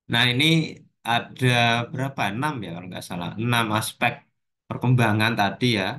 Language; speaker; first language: Indonesian; non-native, local second language; Javanese